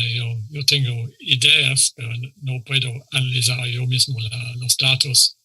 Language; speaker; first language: Spanish; non-native, fluent; English